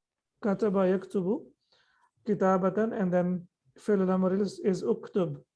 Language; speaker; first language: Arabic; non-native, fluent; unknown